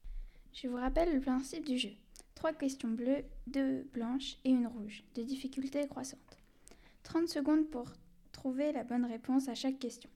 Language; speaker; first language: French; native; French